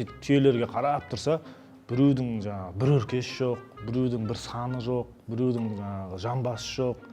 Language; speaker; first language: Kazakh; native; Kazakh